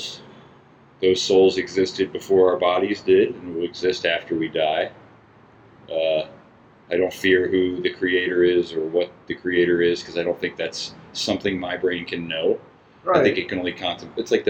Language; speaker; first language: English; native; English